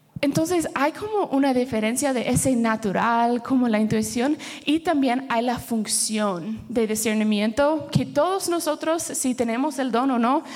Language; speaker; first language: Spanish; early bilingual, heritage; Spanish